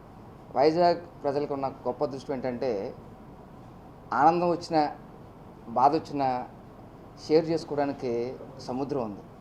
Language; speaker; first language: Telugu; native; Telugu